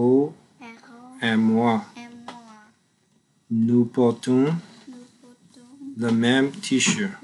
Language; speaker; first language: French; non-native, learner; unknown